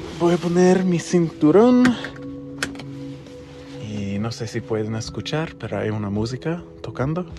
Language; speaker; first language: Spanish; non-native, fluent; English